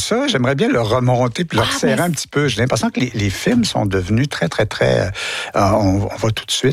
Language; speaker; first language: French; native; French